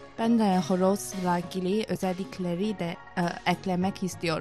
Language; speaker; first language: Turkish; non-native, fluent; Chinese